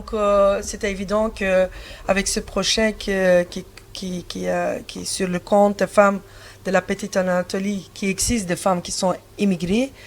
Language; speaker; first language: French; non-native, fluent; Turkish